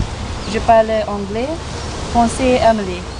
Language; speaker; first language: French; non-native, learner; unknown